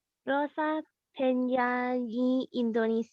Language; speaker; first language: Indonesian; non-native, learner; Thai